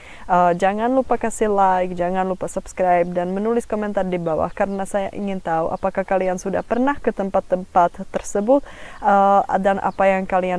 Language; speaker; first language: Indonesian; non-native, fluent; Czech